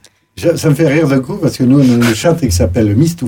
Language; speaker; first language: French; native; French